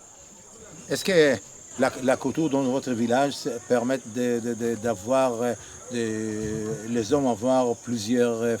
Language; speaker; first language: French; non-native, learner; Hebrew